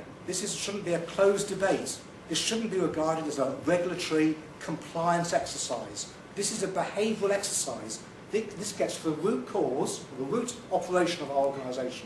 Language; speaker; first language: English; native; English